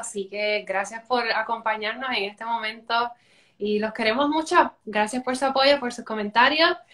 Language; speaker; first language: Spanish; native; Spanish